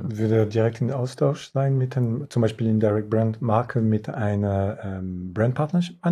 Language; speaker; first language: German; non-native, fluent; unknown